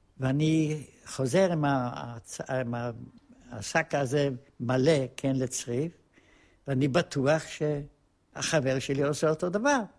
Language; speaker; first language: Hebrew; non-native, fluent; Polish